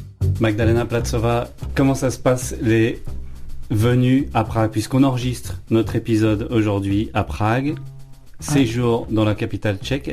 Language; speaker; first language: French; native; French